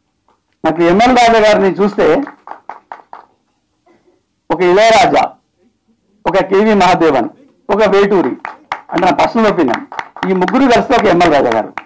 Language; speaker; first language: Telugu; native; Telugu